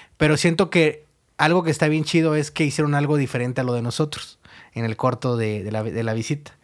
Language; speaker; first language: Spanish; native; Spanish